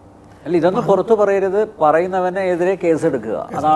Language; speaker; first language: Malayalam; native; Malayalam